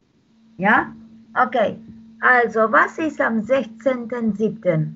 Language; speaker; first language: German; non-native, fluent; Spanish